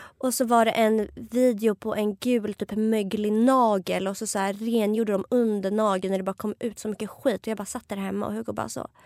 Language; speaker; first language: Swedish; native; Swedish